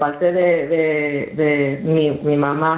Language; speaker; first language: Spanish; early bilingual, heritage; English